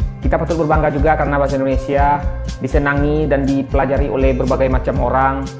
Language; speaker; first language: Indonesian; native; Indonesian